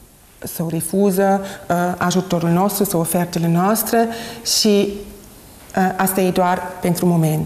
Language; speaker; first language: Romanian; non-native, fluent; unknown